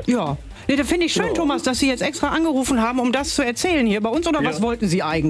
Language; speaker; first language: German; native; German